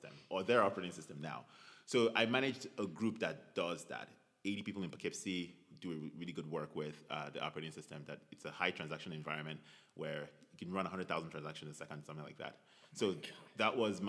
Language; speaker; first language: English; non-native, local second language; Igbo